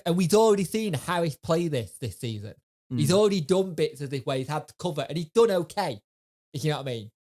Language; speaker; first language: English; native; English